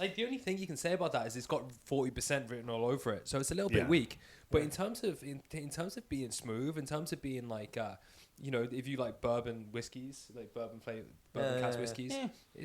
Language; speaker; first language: English; native; English